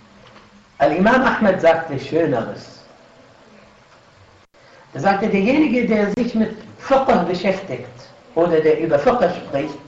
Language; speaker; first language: German; non-native, fluent; Arabic